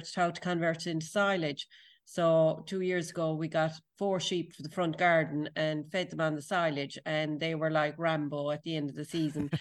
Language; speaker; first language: English; native; English